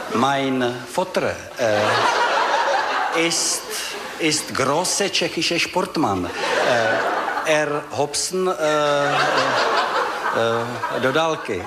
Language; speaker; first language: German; non-native, learner; Czech